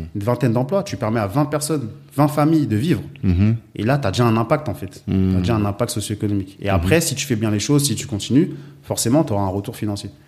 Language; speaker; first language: French; native; French